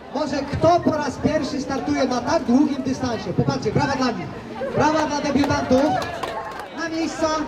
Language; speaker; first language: Polish; native; Polish